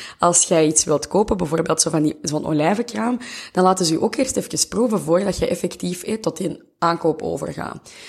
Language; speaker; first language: Dutch; native; Dutch